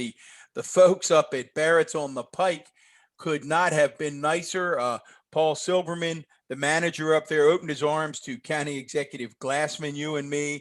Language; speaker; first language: English; native; English